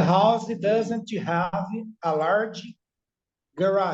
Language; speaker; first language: English; non-native, learner; Portuguese